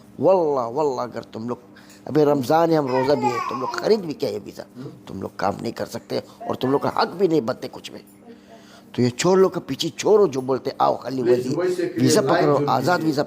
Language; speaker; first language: Hindi; non-native, learner; Arabic